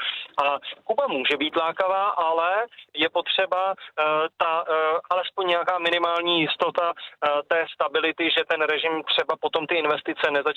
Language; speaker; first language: Czech; native; Czech